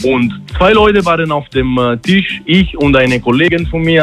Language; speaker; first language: German; non-native, fluent; Italian